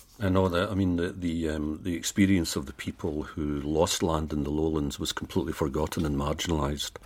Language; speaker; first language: English; native; English